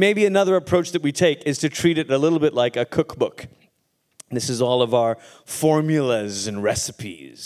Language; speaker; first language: English; native; English